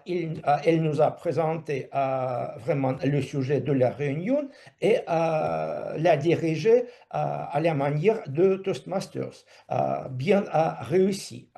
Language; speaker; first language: French; non-native, fluent; Russian